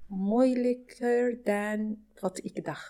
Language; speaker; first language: Dutch; non-native, learner; Arabic